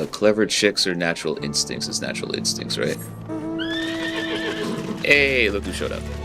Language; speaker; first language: English; native; English